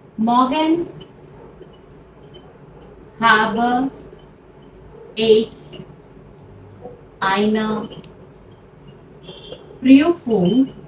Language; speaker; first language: German; non-native, fluent; Hindi